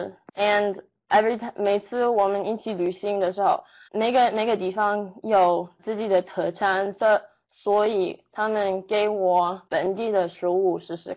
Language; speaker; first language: Chinese; early bilingual, heritage; Chinese